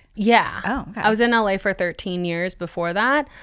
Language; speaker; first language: English; early bilingual, other home language; Spanish